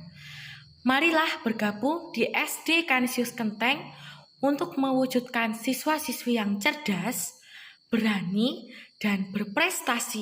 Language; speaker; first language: Indonesian; non-native, local second language; Javanese